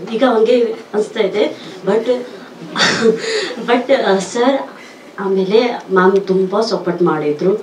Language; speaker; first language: Kannada; non-native, local second language; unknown